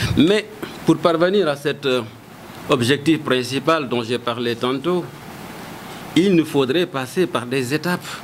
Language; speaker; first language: French; non-native, local second language; Wolof